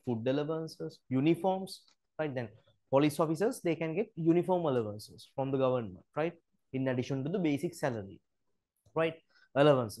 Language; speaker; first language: English; non-native, local second language; Sinhala